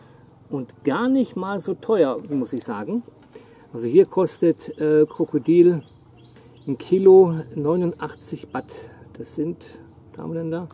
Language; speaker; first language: German; native; German